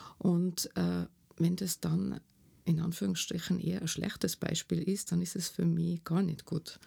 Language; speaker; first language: German; native; German